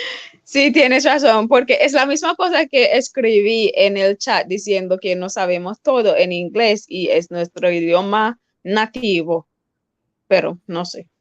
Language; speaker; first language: Spanish; non-native, fluent; English